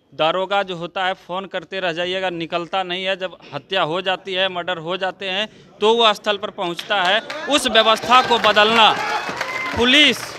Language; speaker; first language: Hindi; native; Hindi